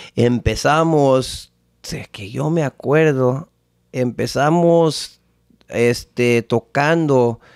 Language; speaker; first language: Spanish; early bilingual, heritage; Spanish